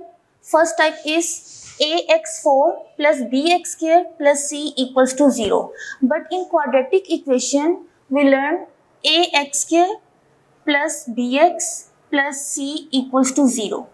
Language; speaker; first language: English; non-native, local second language; Urdu